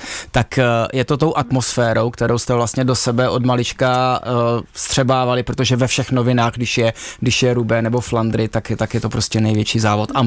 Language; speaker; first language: Czech; native; Czech